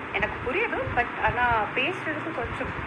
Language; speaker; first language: Tamil; non-native, learner; Kannada